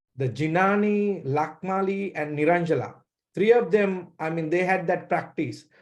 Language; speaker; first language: English; non-native, local second language; Sinhala